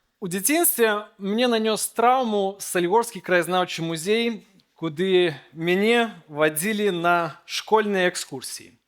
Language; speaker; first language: Belarusian; native; Belarusian